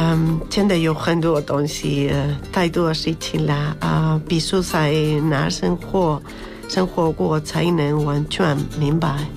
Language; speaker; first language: Chinese; non-native, learner; Spanish